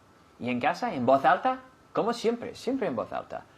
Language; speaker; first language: Spanish; non-native, fluent; English